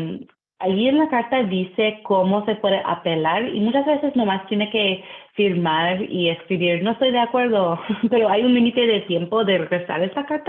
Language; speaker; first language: Spanish; early bilingual, heritage; Spanish